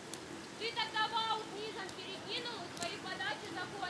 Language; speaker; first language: Russian; native; Russian